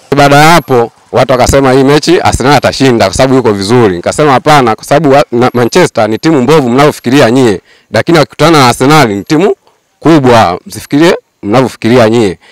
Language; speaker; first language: Swahili; native; Swahili